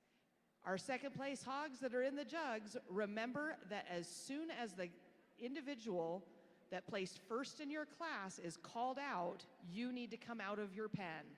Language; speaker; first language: English; native; English